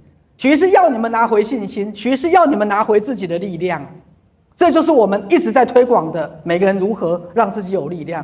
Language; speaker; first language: Chinese; native; Chinese